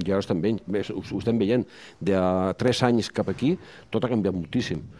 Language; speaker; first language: Catalan; non-native, local second language; Spanish